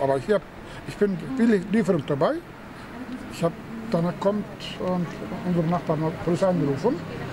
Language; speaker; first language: German; non-native, learner; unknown